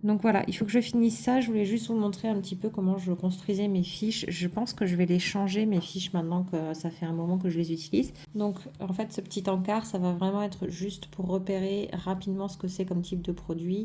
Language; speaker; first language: French; native; French